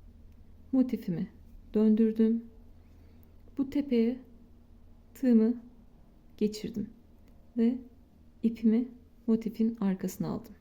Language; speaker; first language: Turkish; native; Turkish